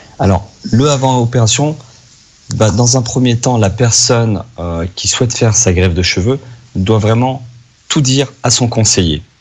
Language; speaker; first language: French; native; French